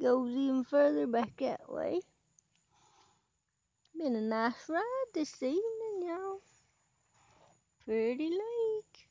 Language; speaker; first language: English; native; English